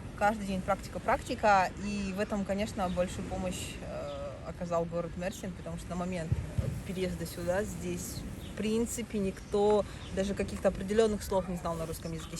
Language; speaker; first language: Russian; native; Russian